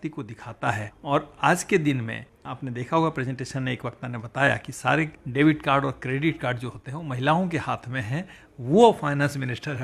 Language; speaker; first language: Hindi; native; Hindi